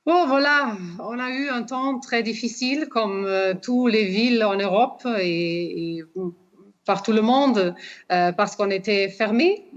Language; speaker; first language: French; non-native, fluent; Portuguese